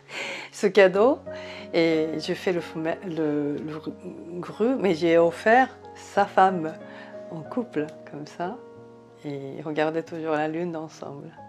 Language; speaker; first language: French; non-native, fluent; Japanese